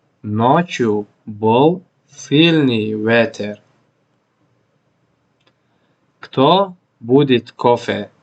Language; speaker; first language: Russian; non-native, local second language; Tajik